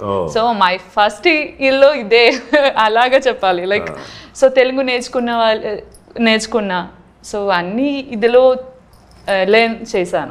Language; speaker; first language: Telugu; non-native, learner; Malayalam